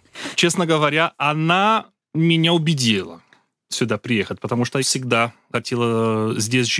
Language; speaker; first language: Russian; non-native, learner; Portuguese